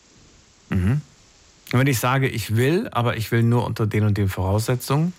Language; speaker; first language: German; native; German